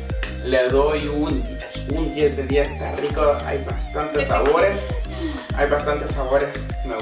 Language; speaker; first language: Spanish; native; Spanish